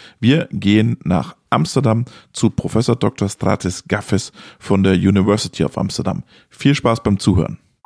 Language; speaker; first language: German; native; German